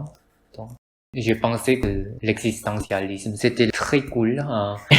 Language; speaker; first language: French; non-native, learner; Korean